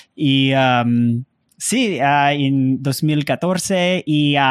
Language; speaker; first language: Spanish; non-native, learner; English